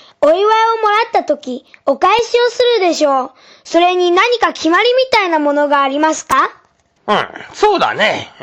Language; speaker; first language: Japanese; non-native, fluent; Chinese